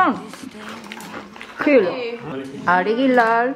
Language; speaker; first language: Swedish; non-native, learner; Japanese